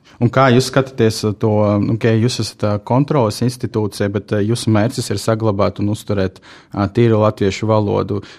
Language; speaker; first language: Latvian; non-native, local second language; Russian